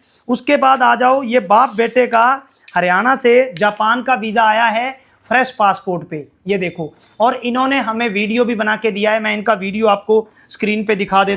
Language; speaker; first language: Hindi; native; Hindi